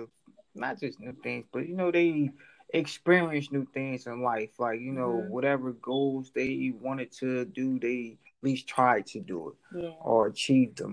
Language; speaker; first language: English; native; English